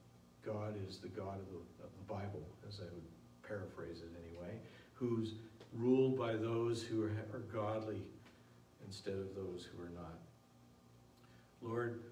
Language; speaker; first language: English; native; English